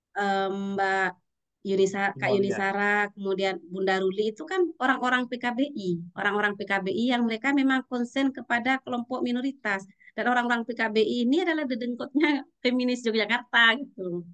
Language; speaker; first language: Indonesian; native; Indonesian